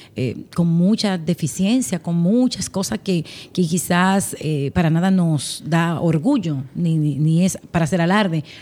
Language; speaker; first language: Spanish; native; Spanish